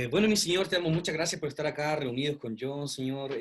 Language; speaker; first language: Spanish; native; Spanish